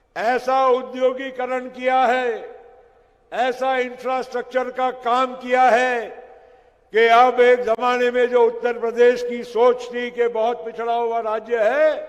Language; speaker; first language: Hindi; non-native, local second language; Gujarati